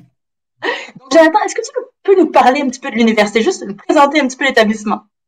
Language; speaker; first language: French; native; French